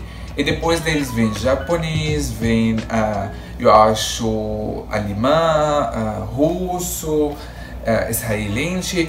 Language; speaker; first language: Portuguese; non-native, fluent; Arabic